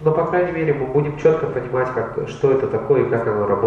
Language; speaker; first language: Russian; native; Russian